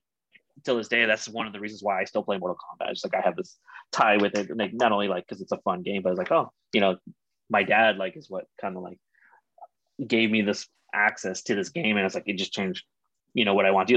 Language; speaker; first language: English; native; English